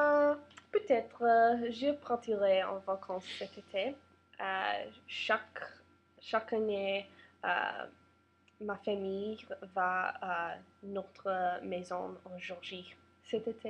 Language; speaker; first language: French; non-native, learner; English